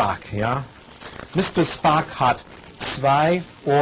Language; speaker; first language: German; non-native, fluent; English